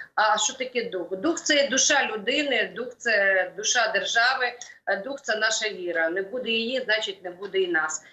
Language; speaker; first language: Ukrainian; native; Ukrainian